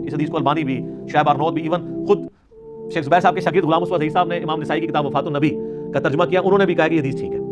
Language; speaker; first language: Urdu; non-native, local second language; Punjabi